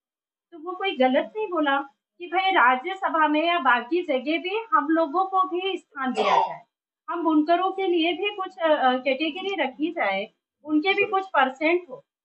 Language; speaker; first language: Hindi; native; Hindi